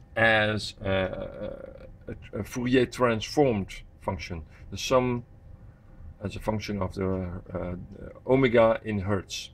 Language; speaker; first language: English; non-native, fluent; Dutch